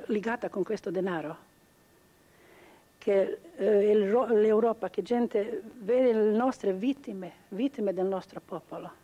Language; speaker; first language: Italian; non-native, local second language; Croatian